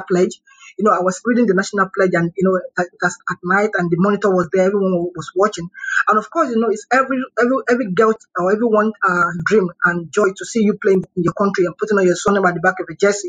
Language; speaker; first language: English; non-native, local second language; Yoruba